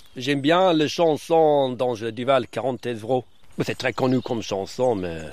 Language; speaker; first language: French; early bilingual, other home language; English